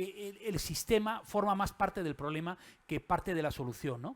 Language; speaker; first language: Spanish; native; Spanish